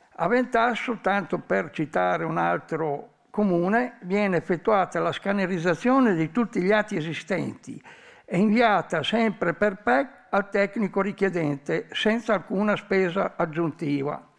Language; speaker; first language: Italian; native; Italian